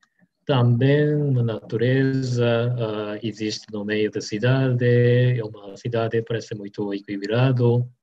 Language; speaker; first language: Portuguese; non-native, learner; Japanese